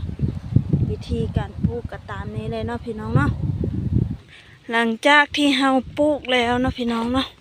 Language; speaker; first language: Thai; non-native, local second language; Lao